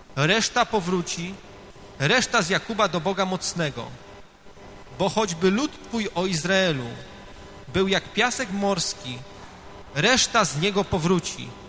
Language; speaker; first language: Polish; native; Polish